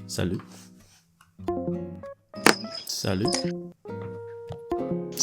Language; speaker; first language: French; non-native, learner; English